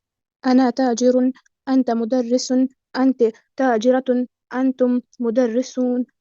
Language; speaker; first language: Arabic; non-native, learner; Urdu